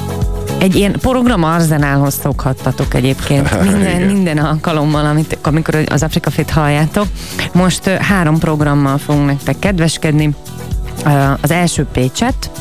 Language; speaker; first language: Hungarian; native; Hungarian